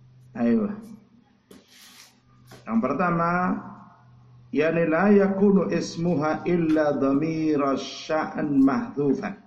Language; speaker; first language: Arabic; non-native, fluent; Indonesian